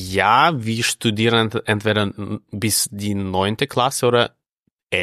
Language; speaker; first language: German; non-native, fluent; Russian